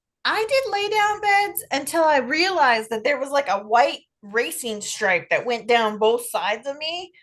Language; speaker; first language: English; native; English